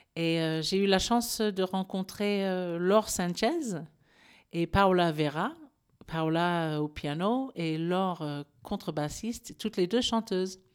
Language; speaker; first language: French; non-native, fluent; English